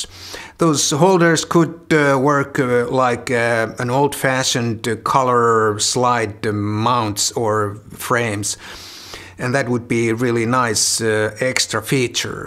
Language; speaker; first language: English; non-native, fluent; Finnish